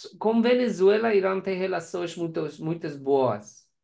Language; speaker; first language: Portuguese; non-native, learner; Persian